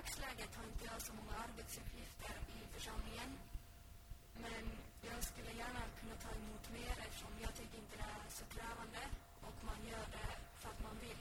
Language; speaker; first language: Swedish; early bilingual, other home language; Finnish